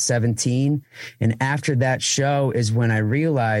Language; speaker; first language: English; native; English